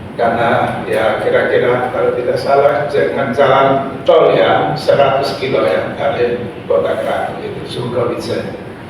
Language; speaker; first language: Indonesian; non-native, fluent; Polish